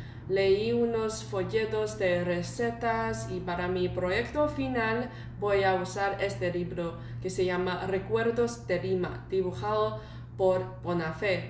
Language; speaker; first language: Spanish; non-native, learner; Chinese